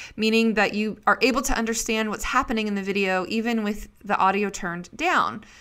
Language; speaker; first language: English; native; English